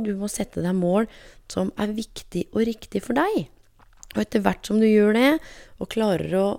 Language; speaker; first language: Norwegian; native; Norwegian